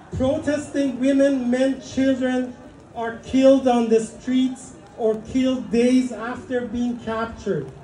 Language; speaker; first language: English; early bilingual, other home language; Persian